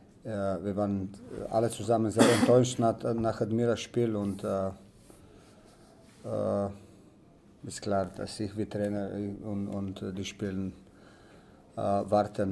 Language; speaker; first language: German; non-native, learner; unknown